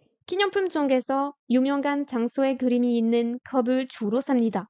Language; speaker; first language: Korean; non-native, fluent; French